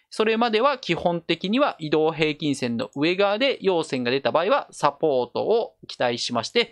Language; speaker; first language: Japanese; native; Japanese